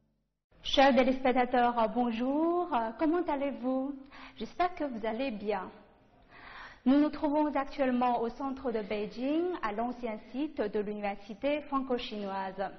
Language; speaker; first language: French; non-native, fluent; Chinese